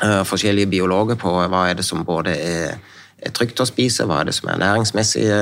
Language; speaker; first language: Norwegian; native; Norwegian